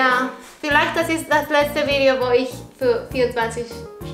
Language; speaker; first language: German; non-native, learner; Spanish